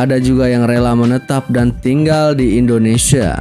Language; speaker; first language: Indonesian; native; Indonesian